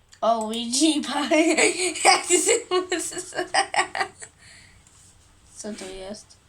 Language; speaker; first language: Polish; early bilingual, heritage; Portuguese